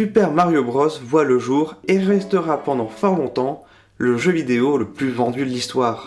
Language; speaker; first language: French; native; French